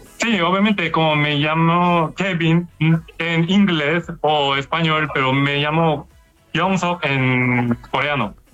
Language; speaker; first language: Spanish; non-native, learner; Korean